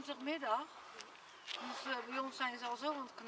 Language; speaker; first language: Dutch; native; Dutch